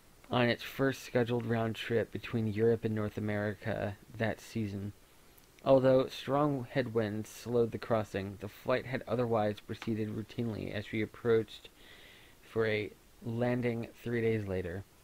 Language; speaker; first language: English; native; English